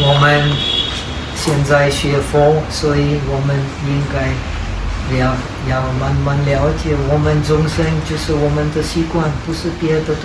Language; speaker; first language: Chinese; non-native, learner; Czech